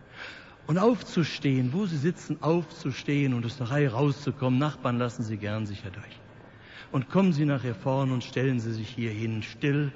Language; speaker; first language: German; native; German